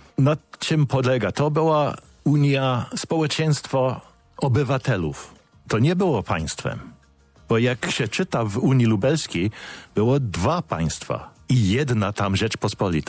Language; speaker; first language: Polish; non-native, fluent; English